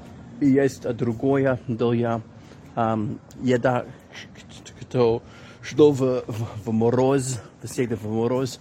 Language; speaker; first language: Russian; non-native, learner; English